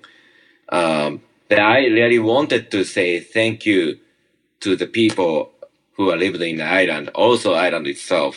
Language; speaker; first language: English; non-native, learner; Japanese